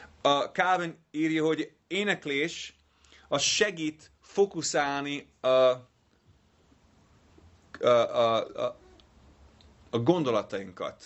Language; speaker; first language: Hungarian; non-native, learner; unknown